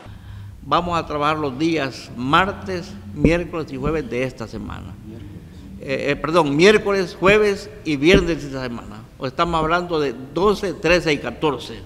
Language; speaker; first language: Spanish; native; Spanish